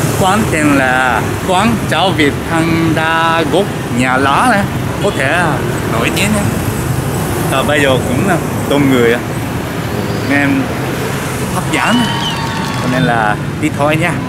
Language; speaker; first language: Vietnamese; non-native, learner; Japanese